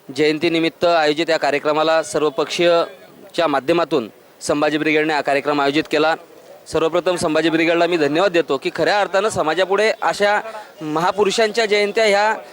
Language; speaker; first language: Marathi; native; Marathi